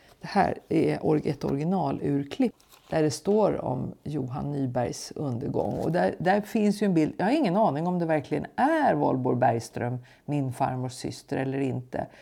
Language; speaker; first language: Swedish; native; Swedish